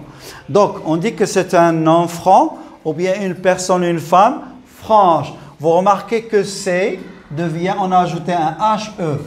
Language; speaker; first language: French; non-native, local second language; Arabic